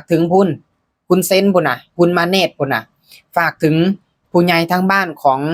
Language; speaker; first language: Thai; non-native, local second language; Lao